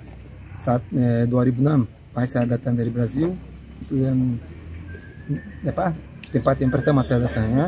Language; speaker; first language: Indonesian; non-native, fluent; Portuguese